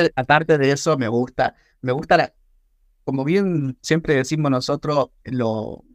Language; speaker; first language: Spanish; native; Spanish